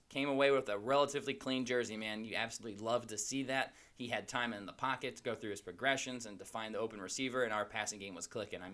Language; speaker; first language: English; native; English